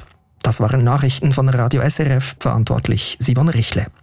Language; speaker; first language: German; native; German